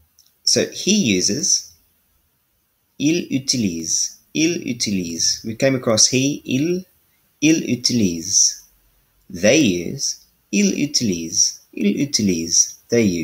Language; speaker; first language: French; non-native, learner; English